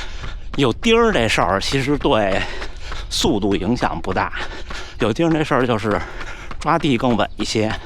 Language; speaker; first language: Chinese; native; Chinese